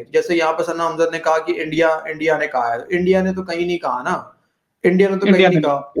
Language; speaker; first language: Hindi; native; Hindi